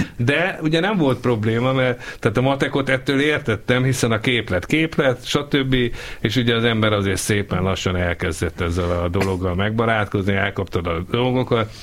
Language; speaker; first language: Hungarian; native; Hungarian